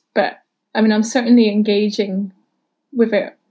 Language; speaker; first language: English; native; English